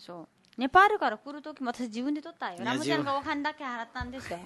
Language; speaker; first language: Japanese; non-native, learner; Nepali